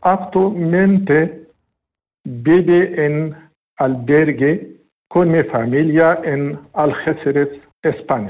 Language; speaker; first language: Spanish; non-native, learner; Pashto